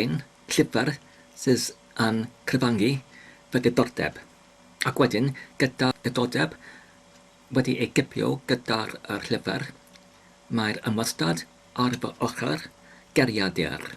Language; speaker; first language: Welsh; non-native, learner; English